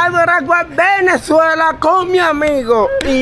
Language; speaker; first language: Spanish; native; Spanish